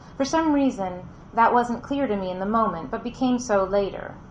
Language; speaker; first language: English; native; English